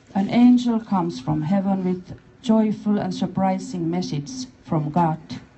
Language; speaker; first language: English; non-native, fluent; Finnish